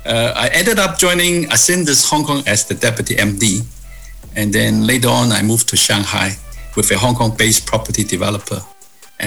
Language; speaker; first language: English; non-native, local second language; Cantonese